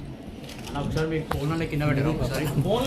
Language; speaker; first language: Telugu; native; Telugu